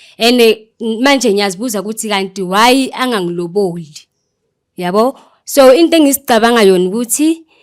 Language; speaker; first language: Zulu; native; Zulu